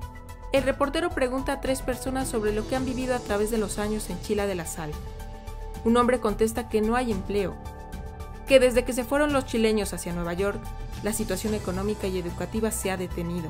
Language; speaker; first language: Spanish; native; Spanish